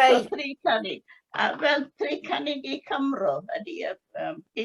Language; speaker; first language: Welsh; non-native, learner; English